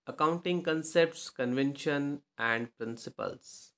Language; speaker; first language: English; non-native, local second language; Marathi